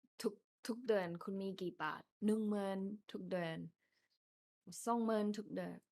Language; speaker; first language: Thai; non-native, fluent; English